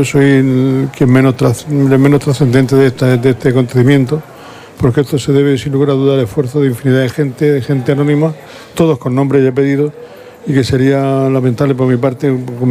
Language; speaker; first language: Spanish; native; Spanish